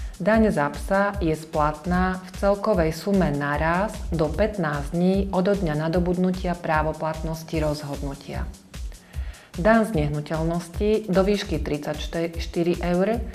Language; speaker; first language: Slovak; native; Slovak